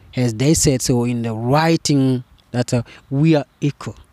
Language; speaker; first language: English; non-native, fluent; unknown